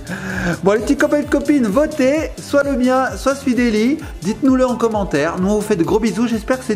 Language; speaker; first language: French; native; French